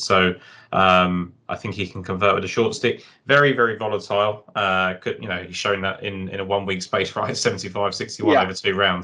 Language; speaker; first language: English; native; English